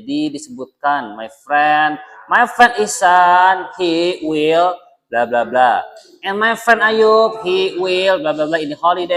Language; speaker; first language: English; non-native, learner; Indonesian